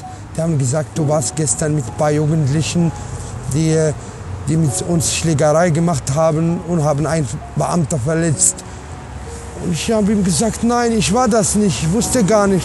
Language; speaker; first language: German; non-native, learner; Arabic